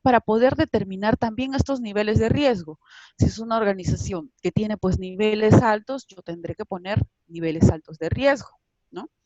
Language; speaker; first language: Spanish; native; Spanish